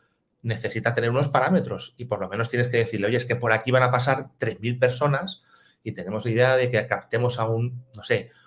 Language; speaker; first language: Spanish; native; Spanish